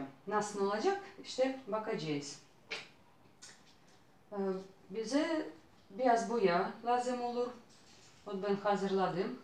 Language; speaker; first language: Turkish; non-native, learner; Russian